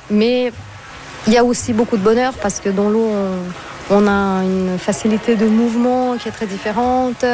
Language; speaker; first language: French; non-native, fluent; Portuguese